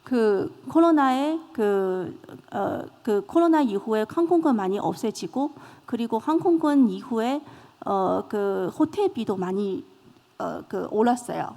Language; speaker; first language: Korean; non-native, fluent; Chinese